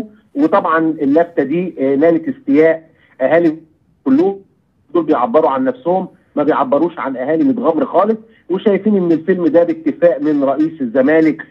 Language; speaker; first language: Arabic; native; Arabic